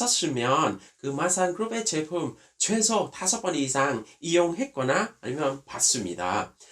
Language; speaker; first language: Korean; non-native, fluent; Vietnamese